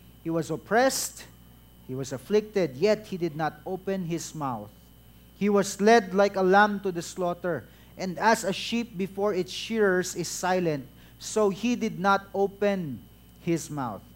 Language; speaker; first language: English; non-native, local second language; Filipino